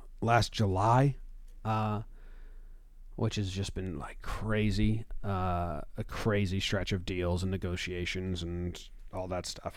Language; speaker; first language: English; native; English